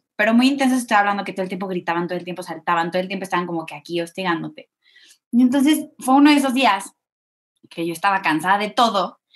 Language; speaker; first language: Spanish; native; Spanish